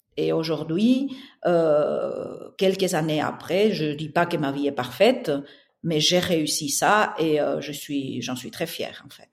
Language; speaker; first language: French; non-native, fluent; Spanish